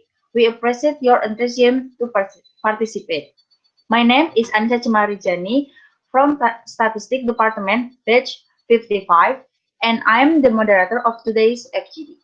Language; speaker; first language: English; non-native, learner; Indonesian